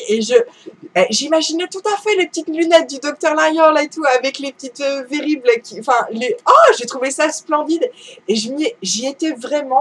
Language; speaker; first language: French; native; French